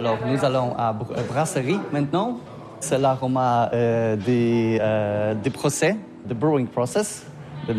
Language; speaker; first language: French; non-native, learner; Polish